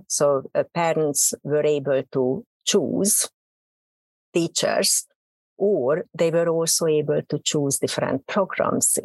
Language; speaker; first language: English; non-native, fluent; Hungarian